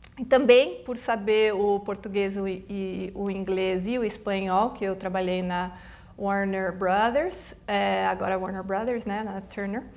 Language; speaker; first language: Portuguese; native; Portuguese